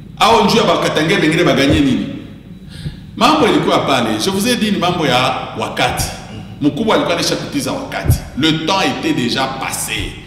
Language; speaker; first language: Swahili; native; Swahili